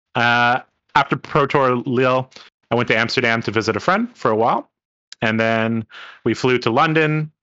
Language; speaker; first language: English; non-native, local second language; Cantonese